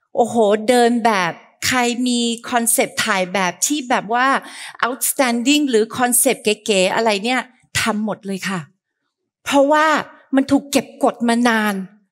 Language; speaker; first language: Thai; early bilingual, heritage; Thai